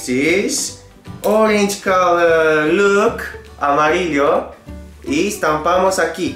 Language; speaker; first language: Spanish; non-native, fluent; Italian